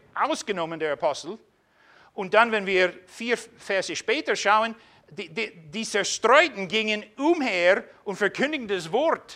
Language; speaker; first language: German; non-native, fluent; English